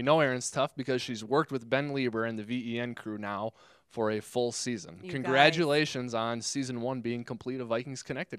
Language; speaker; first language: English; native; English